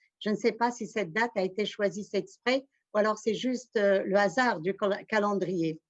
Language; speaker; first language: French; non-native, local second language; Arabic